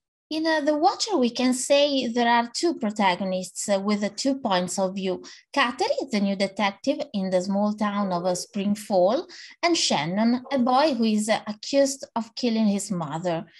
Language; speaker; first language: English; non-native, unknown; Italian